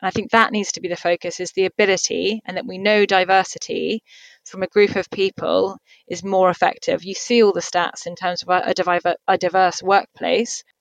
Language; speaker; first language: English; native; English